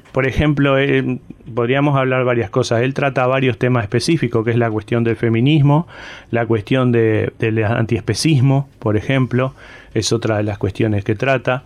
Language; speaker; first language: Spanish; native; Spanish